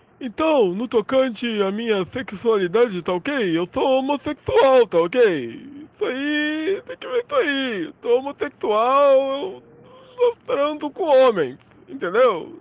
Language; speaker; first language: Portuguese; native; Portuguese